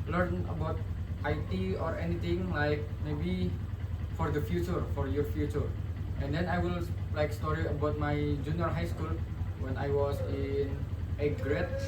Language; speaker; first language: English; non-native, learner; Indonesian